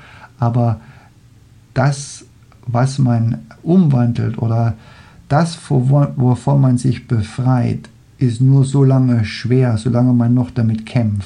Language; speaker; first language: German; non-native, fluent; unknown